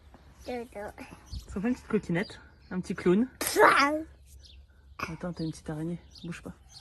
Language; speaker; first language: French; native; French